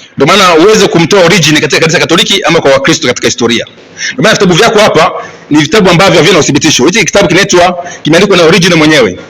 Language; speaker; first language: Swahili; native; Swahili